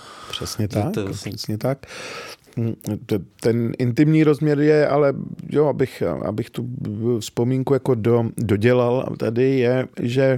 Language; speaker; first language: Czech; early bilingual, other home language; Arabic